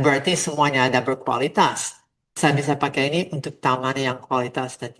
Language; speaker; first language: Indonesian; non-native, fluent; English